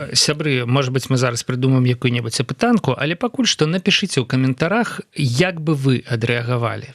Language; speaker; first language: Belarusian; non-native, local second language; Russian